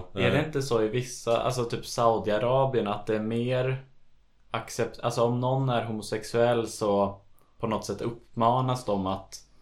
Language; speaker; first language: Swedish; native; Swedish